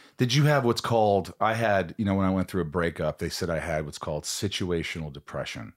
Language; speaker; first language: English; native; English